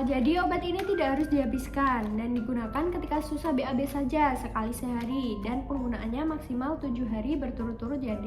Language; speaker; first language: Indonesian; native; Indonesian